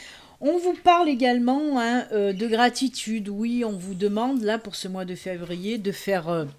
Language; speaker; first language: French; native; French